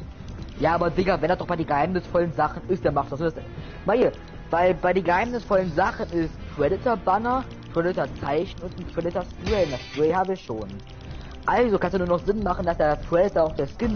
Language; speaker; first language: German; native; German